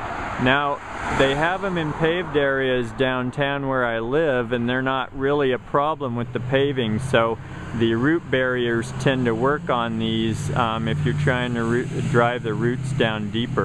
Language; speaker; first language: English; native; English